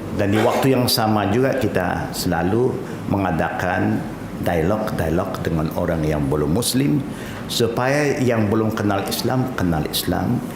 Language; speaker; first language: Malay; non-native, local second language; Chinese